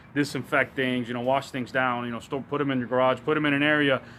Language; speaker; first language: English; early bilingual, other home language; Spanish